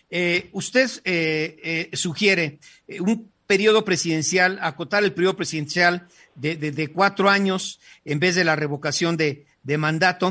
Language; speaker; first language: Spanish; native; Spanish